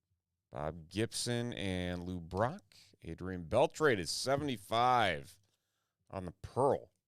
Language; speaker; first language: English; native; English